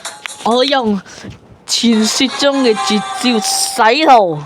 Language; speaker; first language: Chinese; early bilingual, heritage; Cantonese